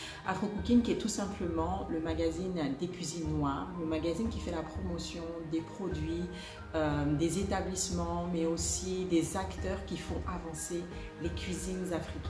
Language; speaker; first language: French; non-native, local second language; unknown